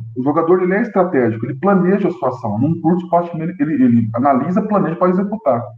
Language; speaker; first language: Portuguese; native; Portuguese